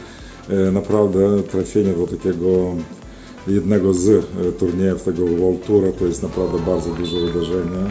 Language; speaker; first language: Polish; non-native, fluent; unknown